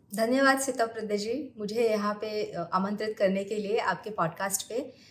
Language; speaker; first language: Hindi; non-native, local second language; Marathi